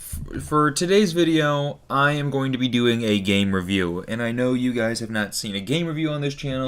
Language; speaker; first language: English; native; English